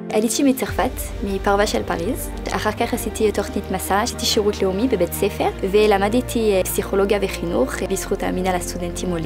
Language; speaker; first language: Hebrew; early bilingual, heritage; French